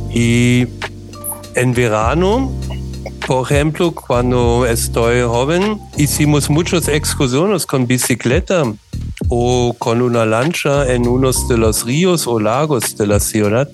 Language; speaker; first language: Spanish; non-native, learner; German